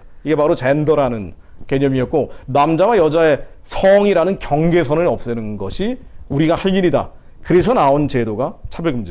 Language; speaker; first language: Korean; native; Korean